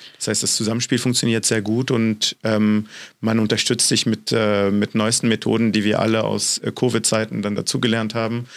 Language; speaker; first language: German; non-native, fluent; French